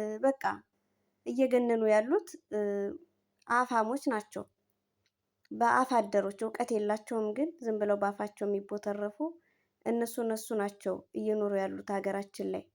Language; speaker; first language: Amharic; native; Amharic